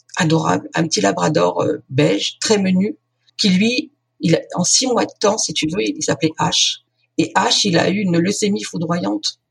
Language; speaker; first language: French; native; French